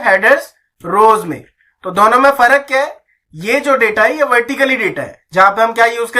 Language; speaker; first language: Hindi; native; Hindi